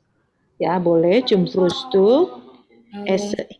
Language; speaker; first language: German; non-native, fluent; Indonesian